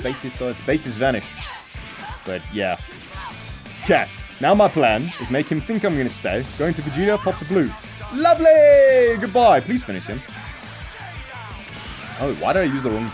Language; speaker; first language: English; native; English